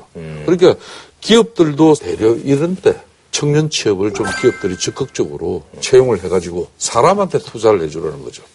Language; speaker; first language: Korean; native; Korean